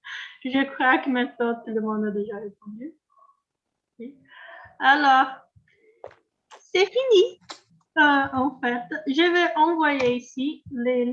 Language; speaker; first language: French; non-native, learner; Portuguese